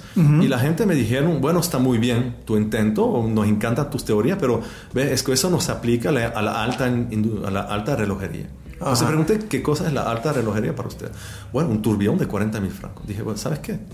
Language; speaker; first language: Spanish; non-native, fluent; French